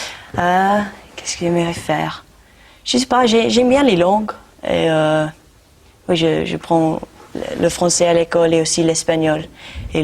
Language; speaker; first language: French; non-native, learner; English